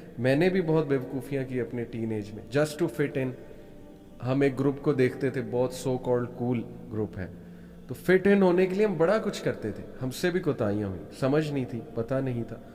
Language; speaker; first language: Urdu; native; Urdu